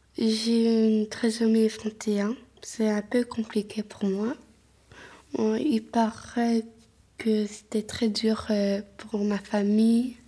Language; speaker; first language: French; non-native, fluent; Spanish